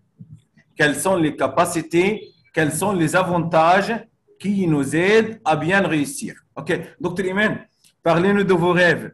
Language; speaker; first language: French; non-native, fluent; Arabic